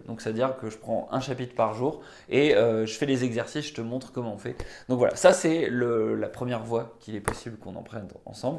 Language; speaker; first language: French; native; French